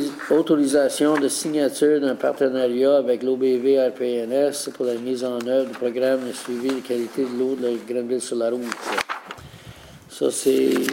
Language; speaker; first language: French; native; French